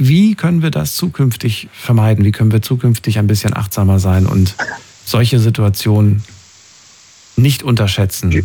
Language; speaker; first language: German; native; German